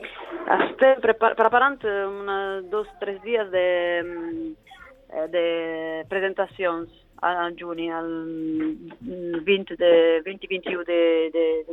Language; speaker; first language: Catalan; non-native, local second language; Italian